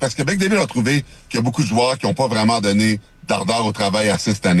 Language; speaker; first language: French; native; French